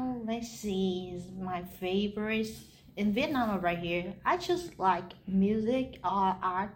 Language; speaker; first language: English; non-native, learner; Vietnamese